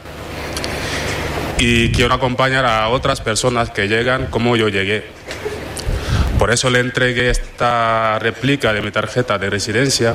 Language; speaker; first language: Spanish; non-native, fluent; Wolof